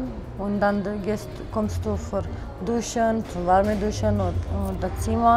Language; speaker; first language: German; non-native, learner; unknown